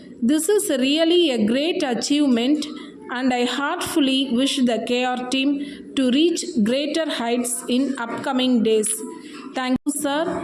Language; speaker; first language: English; non-native, local second language; Tamil